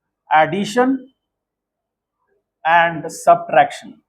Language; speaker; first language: Hindi; native; Hindi